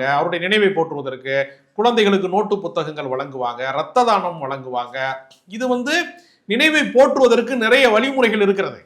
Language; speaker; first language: Tamil; native; Tamil